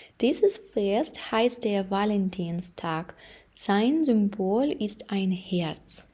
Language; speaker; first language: German; non-native, fluent; Ukrainian